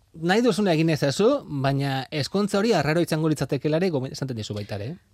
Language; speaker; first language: Basque; native; Basque